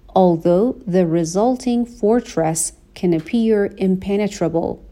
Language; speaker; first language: English; non-native, fluent; Persian